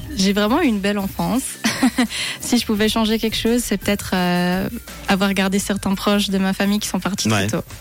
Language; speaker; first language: French; native; French